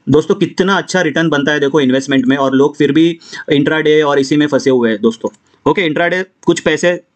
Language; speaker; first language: Hindi; non-native, local second language; Marathi